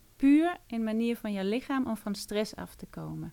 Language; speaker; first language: Dutch; non-native, fluent; Danish